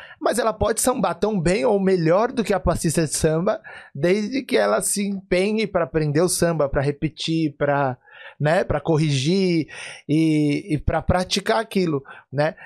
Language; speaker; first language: Portuguese; native; Portuguese